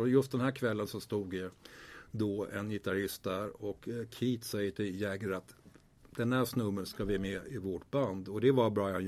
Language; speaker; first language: Swedish; native; Swedish